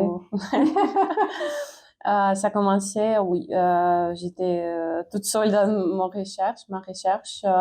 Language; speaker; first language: French; non-native, fluent; Ukrainian